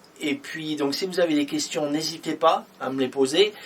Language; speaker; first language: French; native; French